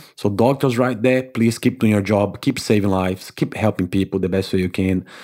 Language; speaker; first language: English; non-native, fluent; Portuguese